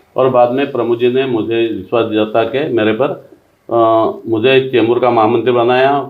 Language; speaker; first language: Hindi; non-native, local second language; Marathi